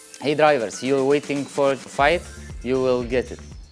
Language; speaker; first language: English; non-native, learner; Lithuanian